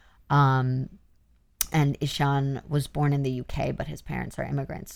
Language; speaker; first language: English; native; English